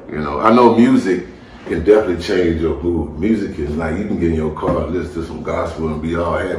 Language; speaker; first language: English; native; English